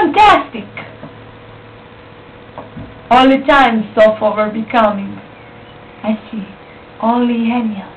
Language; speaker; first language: English; non-native, learner; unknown